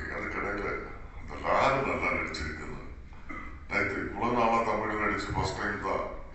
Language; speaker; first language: Tamil; non-native, learner; Malayalam